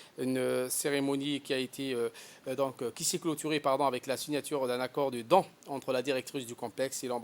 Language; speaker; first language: French; native; French